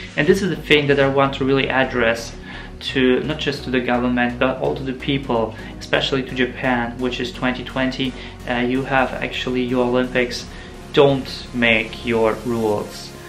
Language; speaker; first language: English; non-native, fluent; Russian